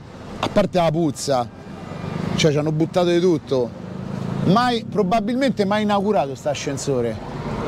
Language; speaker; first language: Italian; native; Italian